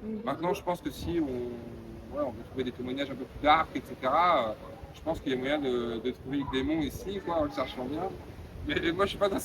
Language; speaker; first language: French; native; French